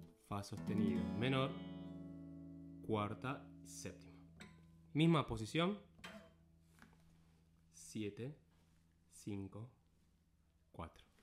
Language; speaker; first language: Spanish; native; Spanish